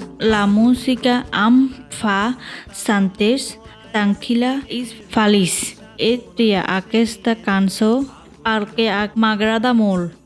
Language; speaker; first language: Catalan; non-native, learner; Bangla